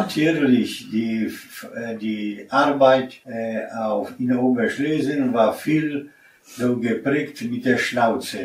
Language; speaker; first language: German; non-native, fluent; Polish